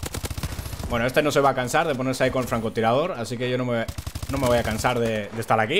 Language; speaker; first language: Spanish; native; Spanish